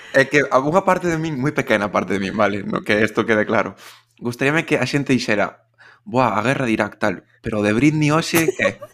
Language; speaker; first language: Galician; non-native, local second language; Spanish